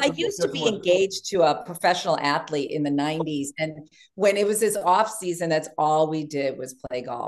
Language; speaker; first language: English; native; English